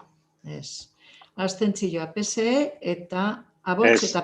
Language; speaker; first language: Basque; non-native, local second language; Spanish